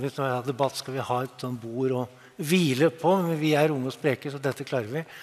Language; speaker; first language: Norwegian; native; Norwegian